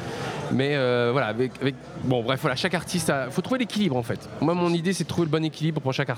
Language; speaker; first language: French; native; French